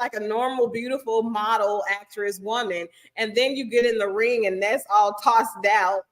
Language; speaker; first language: English; native; English